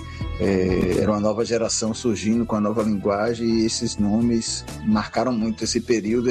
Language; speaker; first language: Portuguese; native; Portuguese